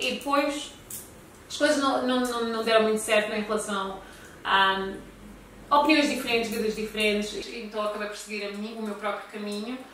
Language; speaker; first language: Portuguese; native; Portuguese